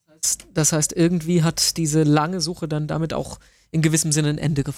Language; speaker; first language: German; native; German